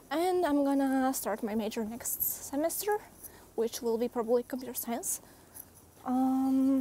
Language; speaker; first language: English; non-native, fluent; Polish